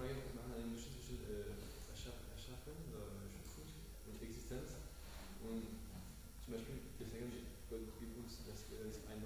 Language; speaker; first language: German; non-native, learner; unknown